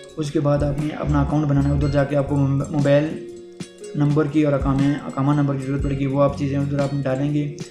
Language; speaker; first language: Urdu; non-native, local second language; Punjabi